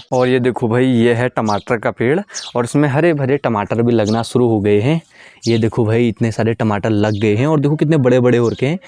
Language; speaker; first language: Hindi; non-native, local second language; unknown